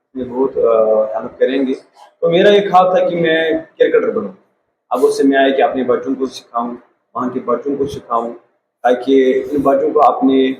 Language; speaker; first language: Hindi; non-native, local second language; Kashmiri